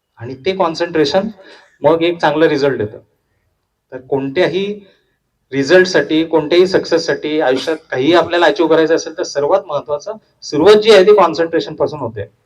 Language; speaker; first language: Marathi; non-native, local second language; Hindi